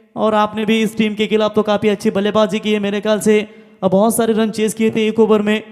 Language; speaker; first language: Hindi; non-native, local second language; Marathi